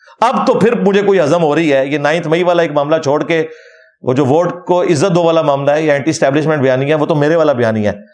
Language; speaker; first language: Urdu; non-native, local second language; Punjabi